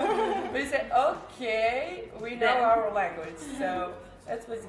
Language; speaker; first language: English; non-native, learner; Serbian